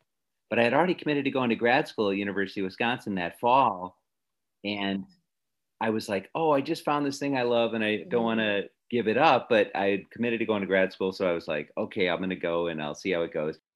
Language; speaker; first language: English; native; English